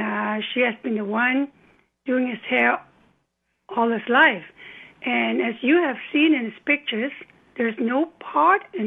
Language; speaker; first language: English; non-native, local second language; Cantonese